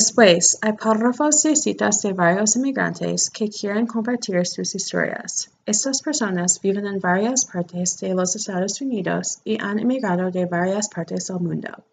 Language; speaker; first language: Spanish; non-native, fluent; English